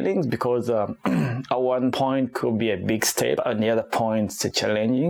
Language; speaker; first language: English; non-native, local second language; Kinyarwanda